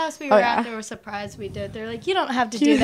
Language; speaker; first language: English; native; English